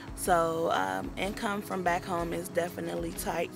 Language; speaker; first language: English; native; English